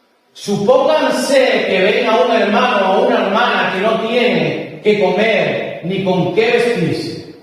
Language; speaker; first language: Spanish; native; Spanish